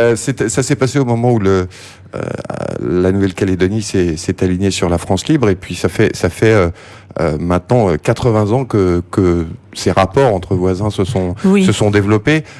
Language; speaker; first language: French; native; French